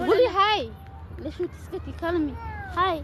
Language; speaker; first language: Arabic; non-native, learner; Amharic